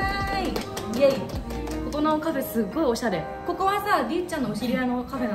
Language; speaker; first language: Japanese; native; Japanese